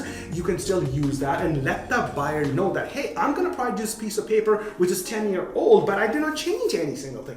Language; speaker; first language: English; non-native, fluent; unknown